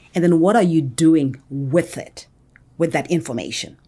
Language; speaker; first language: English; non-native, local second language; Shona